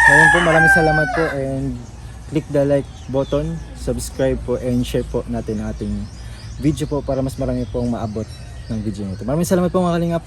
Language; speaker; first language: Filipino; native; Filipino